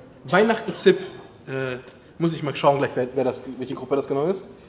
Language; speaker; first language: German; native; German